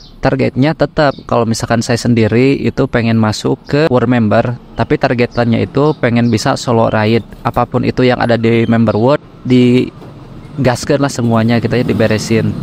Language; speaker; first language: Indonesian; native; Indonesian